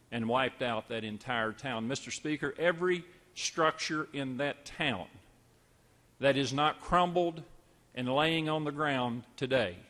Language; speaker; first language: English; native; English